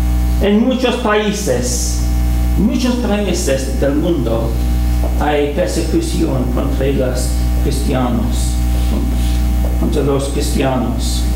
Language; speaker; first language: Spanish; non-native, fluent; English